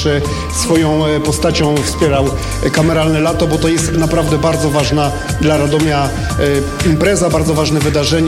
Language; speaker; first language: Polish; native; Polish